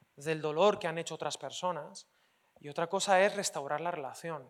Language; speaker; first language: Spanish; native; Spanish